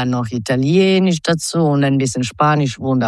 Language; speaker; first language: German; non-native, fluent; Croatian